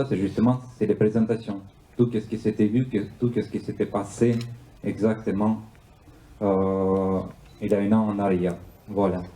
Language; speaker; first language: French; non-native, learner; Russian